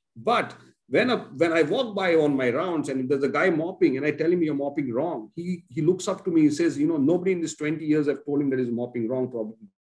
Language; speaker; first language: English; non-native, local second language; Konkani